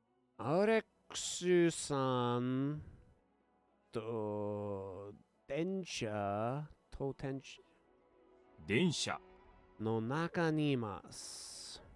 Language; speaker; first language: Japanese; non-native, learner; English